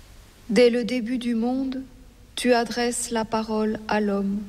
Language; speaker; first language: French; native; French